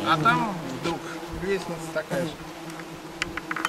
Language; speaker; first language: Russian; native; Russian